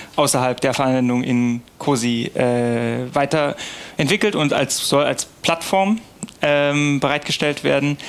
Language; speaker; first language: German; native; German